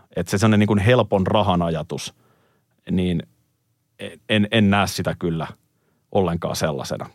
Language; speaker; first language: Finnish; native; Finnish